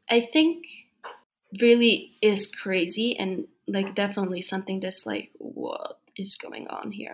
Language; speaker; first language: English; non-native, fluent; Slovak